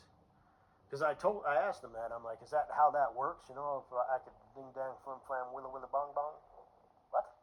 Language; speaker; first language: English; native; English